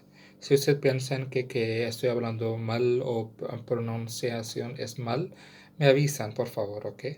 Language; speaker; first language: Spanish; non-native, learner; Sindhi